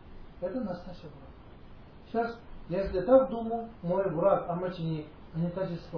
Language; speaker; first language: Russian; non-native, learner; Tibetan